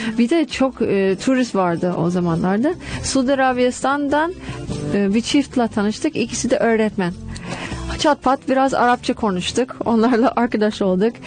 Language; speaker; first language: Turkish; non-native, fluent; English